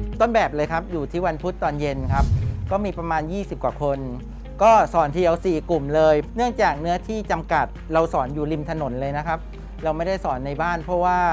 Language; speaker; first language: Thai; native; Thai